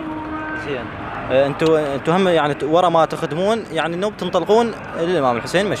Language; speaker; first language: Arabic; native; Arabic